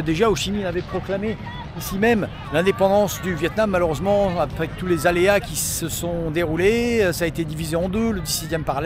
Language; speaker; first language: French; native; French